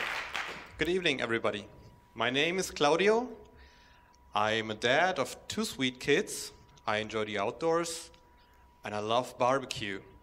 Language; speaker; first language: English; non-native, fluent; German